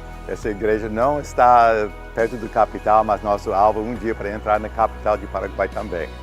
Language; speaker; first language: Portuguese; non-native, learner; English